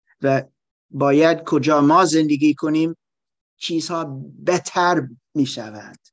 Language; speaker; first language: Persian; non-native, learner; German